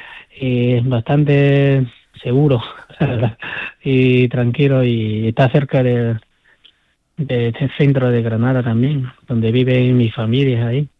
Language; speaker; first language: Spanish; non-native, fluent; Chinese